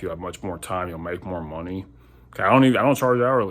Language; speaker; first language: English; native; English